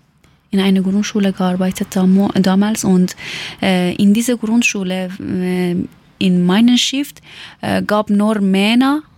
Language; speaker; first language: German; non-native, learner; Persian